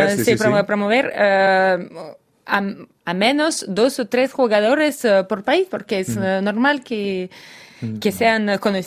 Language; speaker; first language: Spanish; non-native, learner; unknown